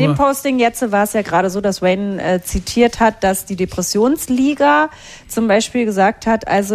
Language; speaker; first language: German; native; German